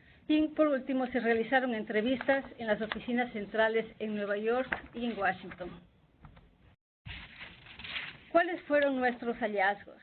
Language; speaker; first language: Spanish; native; Spanish